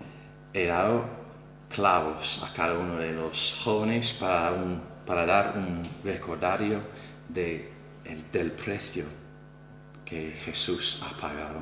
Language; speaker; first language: Spanish; non-native, fluent; English